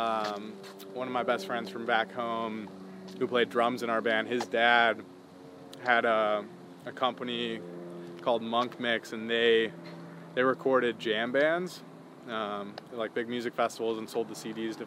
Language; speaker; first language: English; native; English